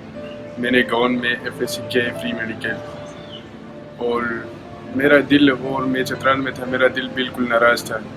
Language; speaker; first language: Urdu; non-native, local second language; Khowar